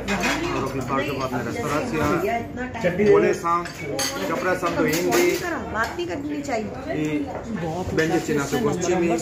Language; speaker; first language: Polish; non-native, fluent; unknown